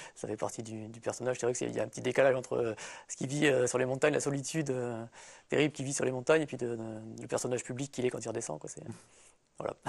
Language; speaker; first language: French; native; French